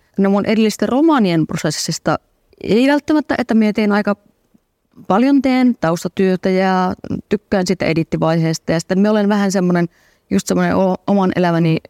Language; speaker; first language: Finnish; native; Finnish